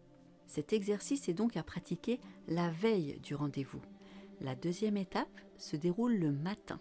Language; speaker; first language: French; native; French